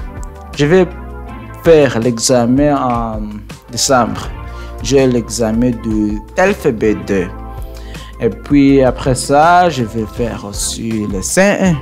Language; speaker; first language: French; non-native, learner; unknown